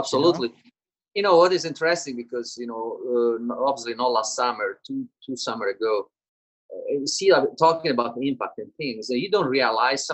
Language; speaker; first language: English; non-native, fluent; Italian